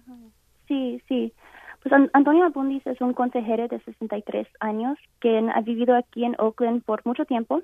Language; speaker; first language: Spanish; early bilingual, heritage; Spanish